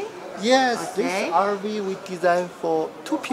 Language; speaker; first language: English; non-native, learner; Chinese